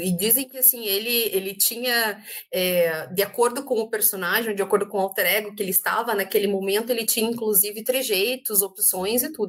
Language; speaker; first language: Portuguese; native; Portuguese